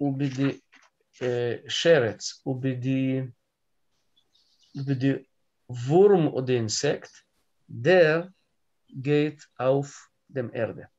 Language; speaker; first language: German; non-native, learner; Russian